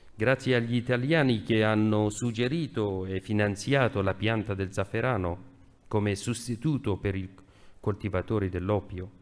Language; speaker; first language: Italian; non-native, fluent; Persian